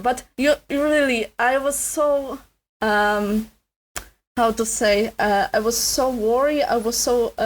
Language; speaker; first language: English; non-native, learner; Polish